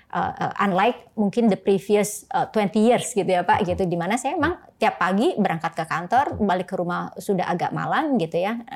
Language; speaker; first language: Indonesian; native; Indonesian